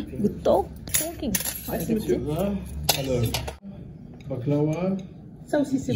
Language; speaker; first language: French; non-native, learner; Korean